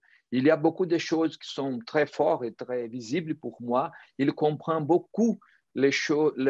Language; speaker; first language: French; non-native, fluent; Portuguese